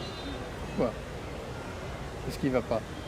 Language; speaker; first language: French; native; French